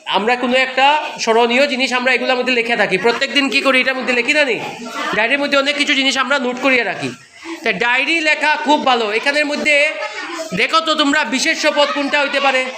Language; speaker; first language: Bangla; native; Bangla